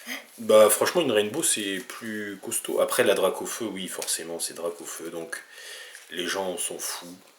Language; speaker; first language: French; native; French